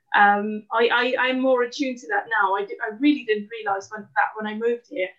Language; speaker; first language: English; non-native, fluent; Dutch